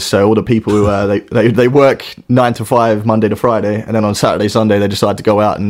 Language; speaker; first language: English; native; English